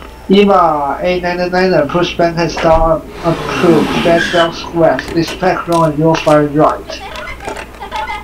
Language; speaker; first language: English; non-native, fluent; Chinese